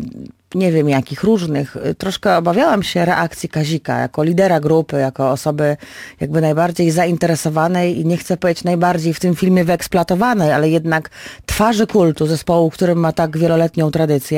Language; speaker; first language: Polish; native; Polish